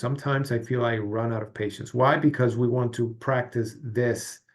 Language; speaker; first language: English; non-native, fluent; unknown